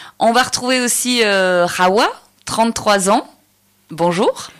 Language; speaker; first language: French; native; French